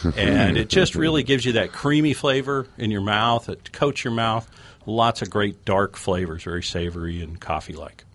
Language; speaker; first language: English; native; English